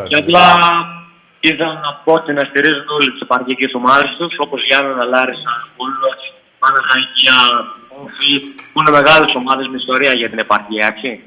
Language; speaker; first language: Greek; native; Greek